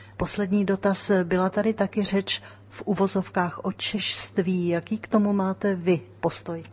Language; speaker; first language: Czech; native; Czech